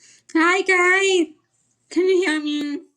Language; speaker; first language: English; native; English